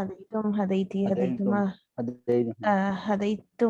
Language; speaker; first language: Arabic; non-native, learner; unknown